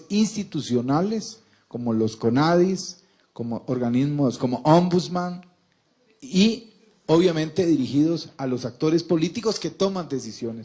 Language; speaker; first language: Spanish; native; Spanish